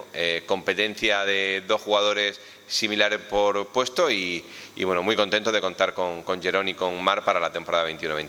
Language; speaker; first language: Spanish; native; Spanish